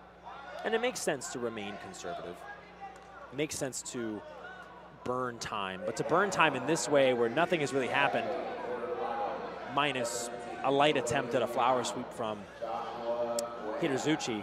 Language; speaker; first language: English; native; English